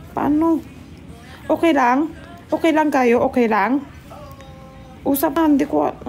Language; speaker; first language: Filipino; non-native, learner; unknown